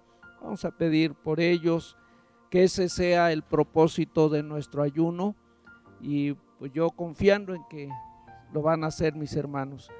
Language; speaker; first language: Spanish; native; Spanish